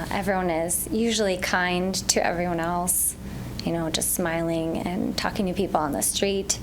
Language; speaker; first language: English; native; English